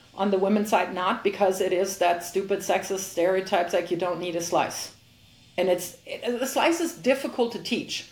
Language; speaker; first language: English; non-native, fluent; German